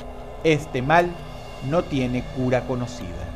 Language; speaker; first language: Spanish; native; Spanish